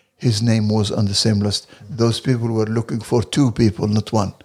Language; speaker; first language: English; non-native, fluent; Arabic